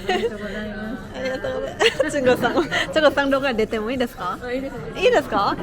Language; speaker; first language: Japanese; non-native, learner; Thai